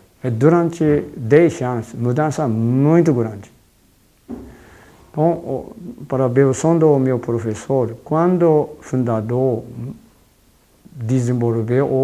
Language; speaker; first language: Portuguese; non-native, fluent; Japanese